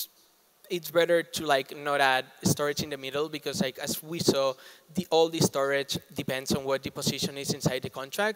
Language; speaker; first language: English; non-native, fluent; Spanish